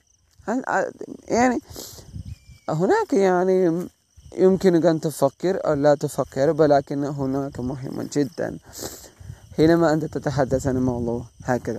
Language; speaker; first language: Arabic; non-native, learner; Malay